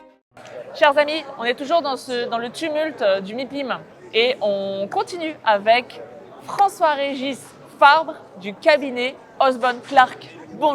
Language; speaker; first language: French; native; French